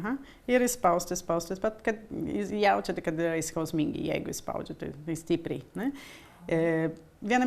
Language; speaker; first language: Lithuanian; early bilingual, heritage; Lithuanian